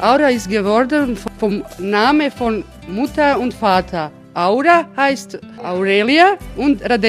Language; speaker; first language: German; early bilingual, other home language; Croatian